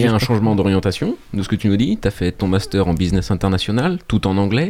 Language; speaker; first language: French; native; French